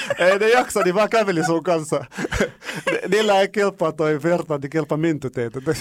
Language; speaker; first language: Finnish; non-native, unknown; Arabic